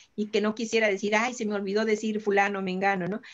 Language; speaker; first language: Spanish; native; Spanish